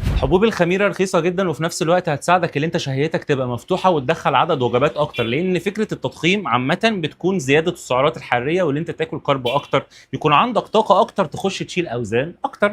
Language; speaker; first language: Arabic; native; Arabic